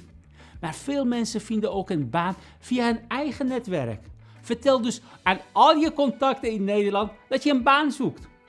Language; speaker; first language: Dutch; non-native, fluent; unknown